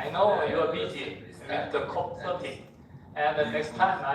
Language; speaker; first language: English; non-native, fluent; Korean